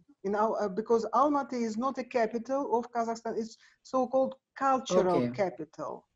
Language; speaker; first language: English; non-native, learner; Russian